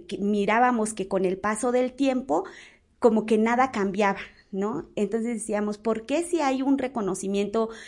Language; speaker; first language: Spanish; non-native, local second language; Zapotec